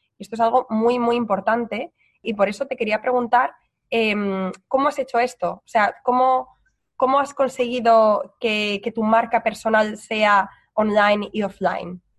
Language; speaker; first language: Spanish; native; Spanish